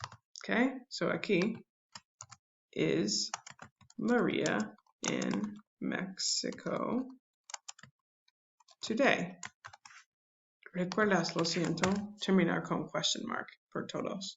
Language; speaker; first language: Spanish; non-native, learner; English